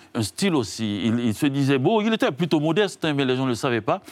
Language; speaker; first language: French; non-native, local second language; Haitian Creole